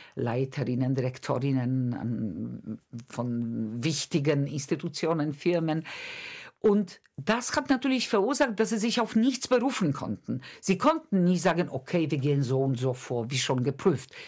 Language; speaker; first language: German; non-native, fluent; Polish